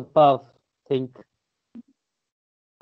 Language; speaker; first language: English; non-native, fluent; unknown